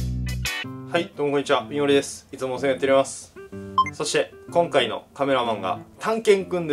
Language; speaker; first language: Japanese; native; Japanese